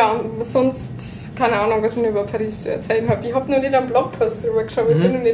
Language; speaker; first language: German; native; German